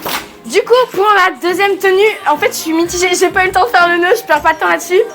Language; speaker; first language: French; native; French